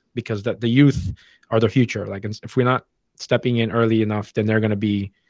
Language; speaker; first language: English; native; English